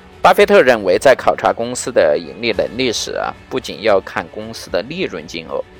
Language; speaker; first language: Chinese; native; Chinese